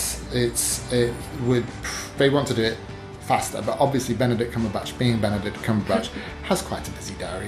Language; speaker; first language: English; native; English